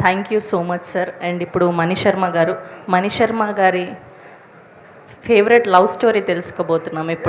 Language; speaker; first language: Telugu; native; Telugu